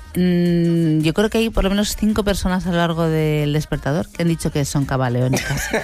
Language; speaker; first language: Spanish; native; Spanish